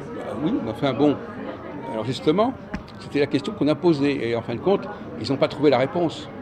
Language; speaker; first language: French; native; French